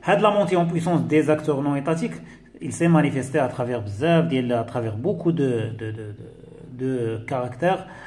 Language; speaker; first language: French; non-native, local second language; Arabic